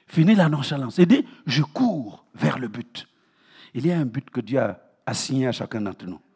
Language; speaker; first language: French; non-native, local second language; Mossi